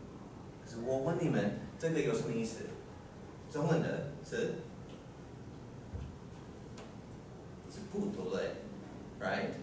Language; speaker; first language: Chinese; non-native, learner; English